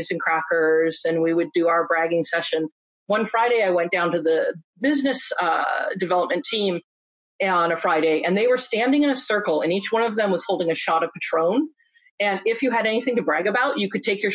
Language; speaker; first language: English; native; English